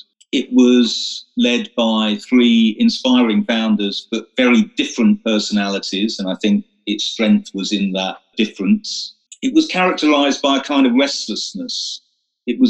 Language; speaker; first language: English; native; English